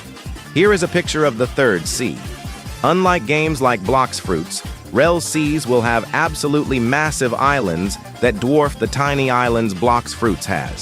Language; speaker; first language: English; native; English